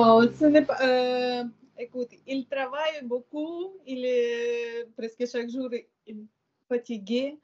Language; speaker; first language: French; non-native, learner; Ukrainian